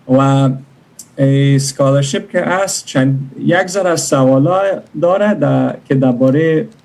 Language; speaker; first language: Persian; early bilingual, other home language; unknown